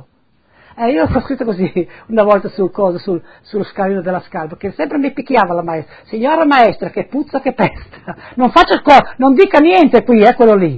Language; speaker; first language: Italian; non-native, local second language; Friulian